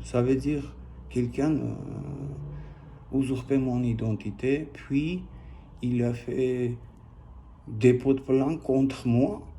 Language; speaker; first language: French; non-native, learner; Armenian